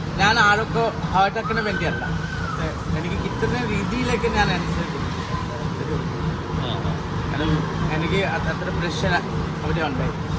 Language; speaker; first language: Malayalam; non-native, fluent; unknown